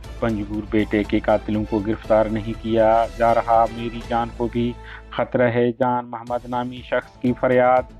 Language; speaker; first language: Urdu; non-native, local second language; Baluchi